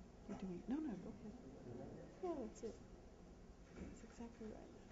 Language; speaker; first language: English; native; English